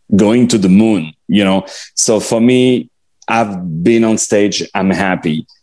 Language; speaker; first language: English; non-native, fluent; French